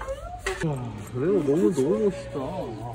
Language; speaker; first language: Korean; native; Korean